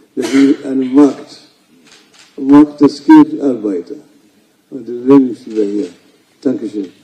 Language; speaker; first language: German; non-native, fluent; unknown